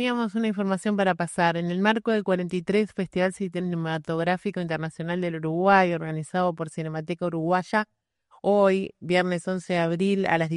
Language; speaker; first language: Spanish; native; Spanish